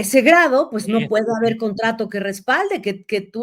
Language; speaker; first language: Spanish; native; Spanish